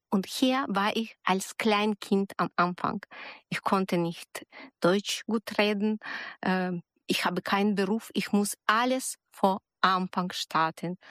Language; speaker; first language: German; non-native, fluent; Ukrainian